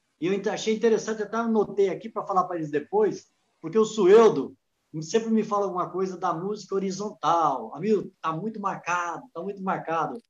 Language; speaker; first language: Portuguese; native; Portuguese